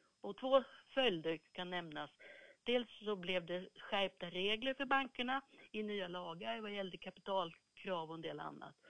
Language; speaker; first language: Swedish; native; Swedish